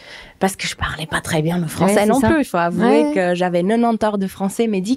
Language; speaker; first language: French; non-native, fluent; Portuguese